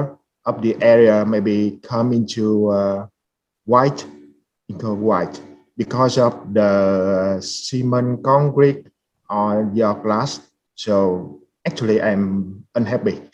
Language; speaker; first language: English; non-native, fluent; Vietnamese